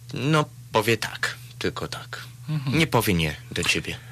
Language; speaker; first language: Polish; early bilingual, heritage; Polish